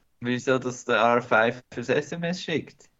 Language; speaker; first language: German; native; German